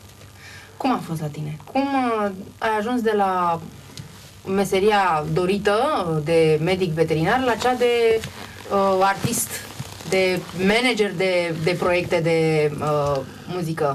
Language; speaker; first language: Romanian; native; Romanian